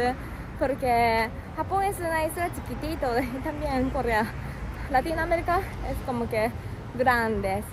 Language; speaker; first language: Spanish; non-native, learner; Japanese